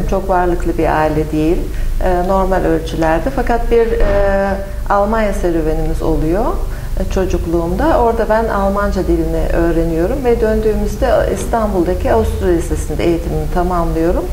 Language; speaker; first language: Turkish; native; Turkish